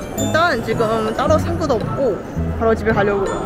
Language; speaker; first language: Korean; non-native, fluent; Chinese